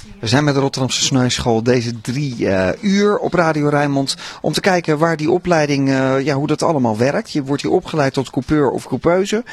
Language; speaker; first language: Dutch; native; Dutch